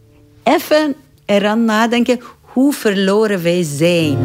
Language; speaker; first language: Dutch; non-native, learner; Persian